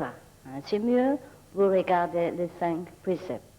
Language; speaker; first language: French; non-native, fluent; Vietnamese